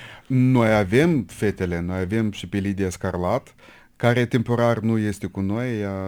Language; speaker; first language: Romanian; non-native, local second language; Russian